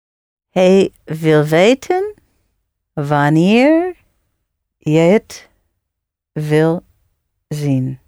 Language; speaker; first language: Dutch; non-native, learner; English